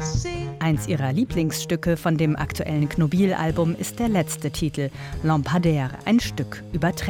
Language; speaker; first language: German; native; German